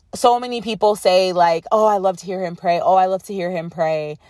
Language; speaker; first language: English; native; English